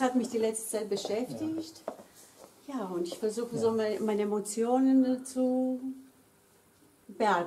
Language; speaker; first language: German; early bilingual, other home language; Greek